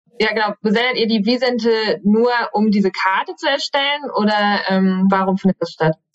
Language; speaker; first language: German; native; German